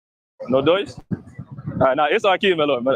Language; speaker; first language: Portuguese; non-native, learner; English